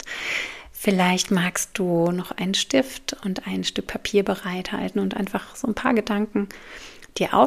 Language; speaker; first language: German; native; German